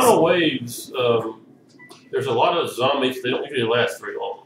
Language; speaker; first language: English; native; English